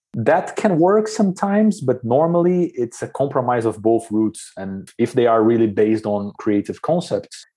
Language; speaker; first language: English; non-native, fluent; Portuguese